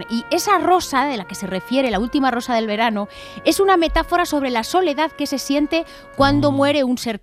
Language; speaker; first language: Spanish; native; Spanish